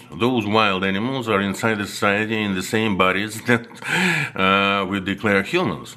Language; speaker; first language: English; non-native, fluent; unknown